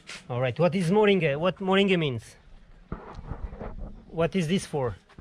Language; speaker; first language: English; non-native, learner; Portuguese